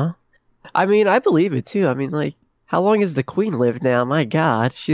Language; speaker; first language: English; native; English